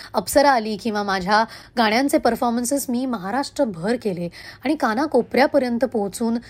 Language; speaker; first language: Marathi; non-native, local second language; Hindi